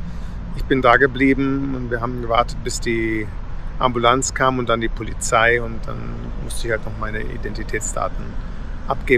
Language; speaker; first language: German; native; German